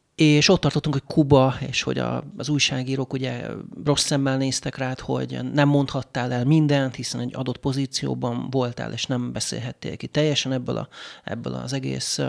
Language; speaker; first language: Hungarian; native; Hungarian